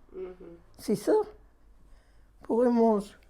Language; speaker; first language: French; non-native, learner; Arabic